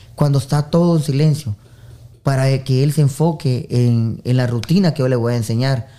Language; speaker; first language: Spanish; native; Spanish